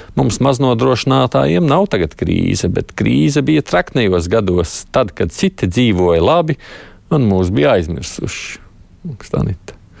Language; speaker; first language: Latvian; native; Latvian